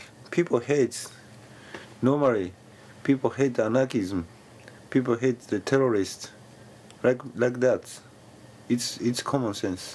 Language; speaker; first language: English; non-native, learner; Japanese